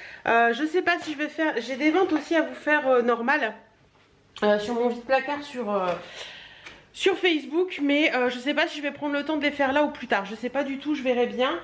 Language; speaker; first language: French; native; French